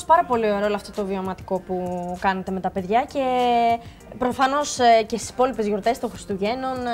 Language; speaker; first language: Greek; native; Greek